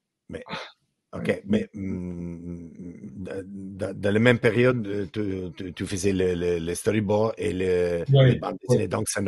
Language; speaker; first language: French; non-native, learner; Italian